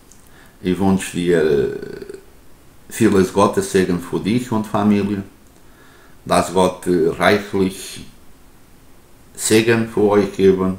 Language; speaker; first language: German; non-native, learner; Portuguese